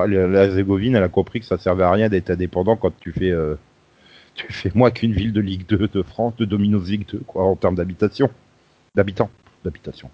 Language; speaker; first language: French; native; French